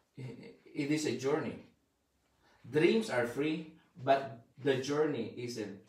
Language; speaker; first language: English; non-native, local second language; Filipino